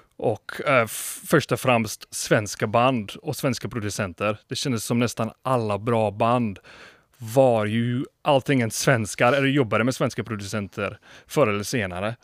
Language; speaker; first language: Swedish; non-native, fluent; English